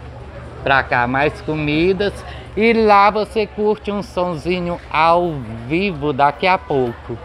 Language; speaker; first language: Portuguese; native; Portuguese